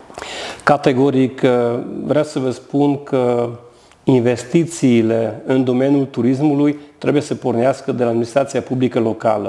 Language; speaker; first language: Romanian; non-native, local second language; Hungarian